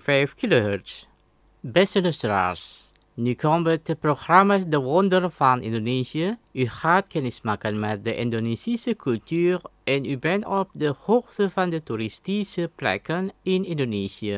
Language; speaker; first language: Dutch; non-native, learner; Indonesian